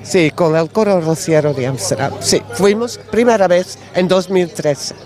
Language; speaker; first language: Spanish; non-native, learner; Dutch